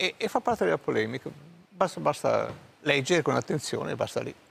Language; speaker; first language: Italian; native; Italian